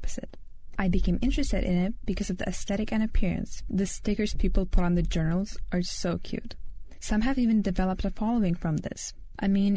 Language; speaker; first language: English; non-native, fluent; Lithuanian